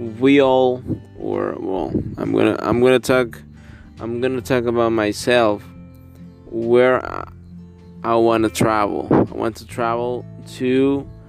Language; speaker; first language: English; non-native, learner; Spanish